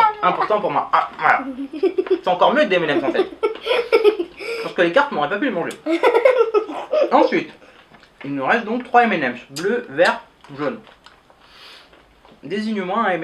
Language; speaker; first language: French; native; French